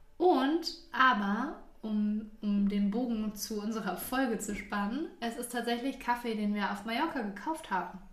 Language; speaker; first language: German; native; German